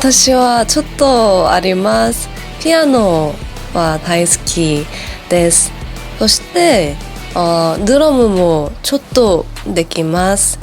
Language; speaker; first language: Japanese; non-native, learner; Korean